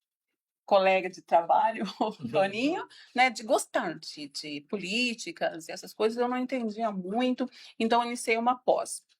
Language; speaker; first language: Portuguese; native; Portuguese